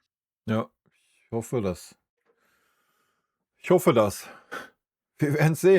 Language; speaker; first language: German; native; German